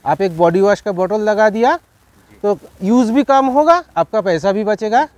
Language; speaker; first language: Hindi; non-native, local second language; Bangla